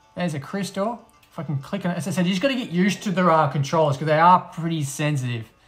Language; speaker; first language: English; native; English